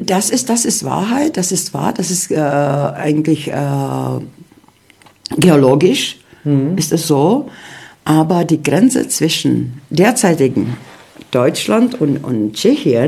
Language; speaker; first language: German; early bilingual, heritage; Czech